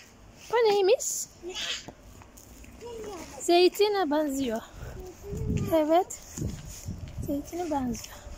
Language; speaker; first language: Turkish; non-native, learner; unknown